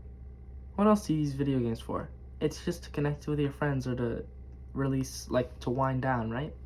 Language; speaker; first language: English; native; English